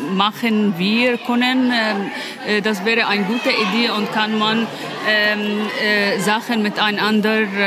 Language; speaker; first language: German; non-native, learner; Arabic